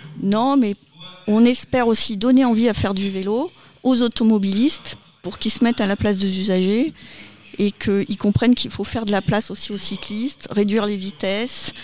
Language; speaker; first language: French; native; French